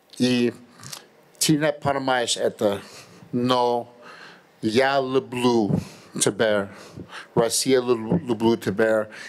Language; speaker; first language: Russian; non-native, learner; English